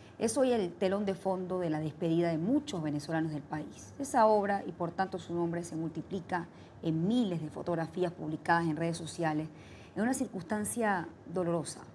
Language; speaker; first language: Spanish; native; Spanish